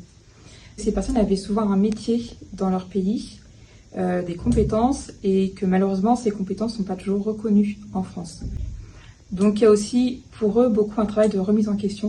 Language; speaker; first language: French; native; French